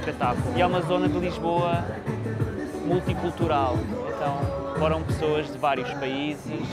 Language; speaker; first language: Portuguese; native; Portuguese